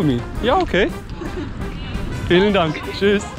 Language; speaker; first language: German; non-native, learner; Albanian